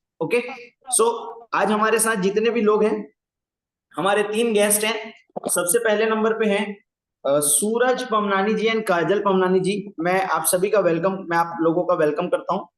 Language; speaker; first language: Hindi; native; Hindi